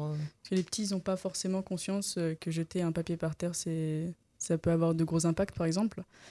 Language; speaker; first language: French; native; French